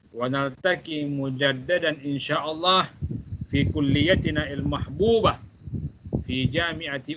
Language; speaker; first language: Arabic; non-native, fluent; Malay